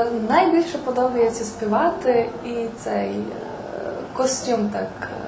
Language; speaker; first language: Ukrainian; non-native, local second language; Serbian